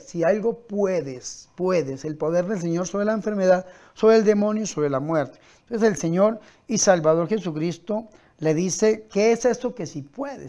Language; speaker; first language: Spanish; native; Spanish